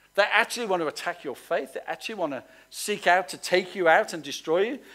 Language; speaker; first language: English; native; English